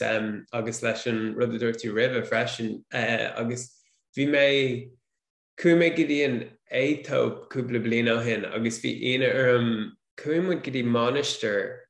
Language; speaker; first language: Irish; non-native, local second language; English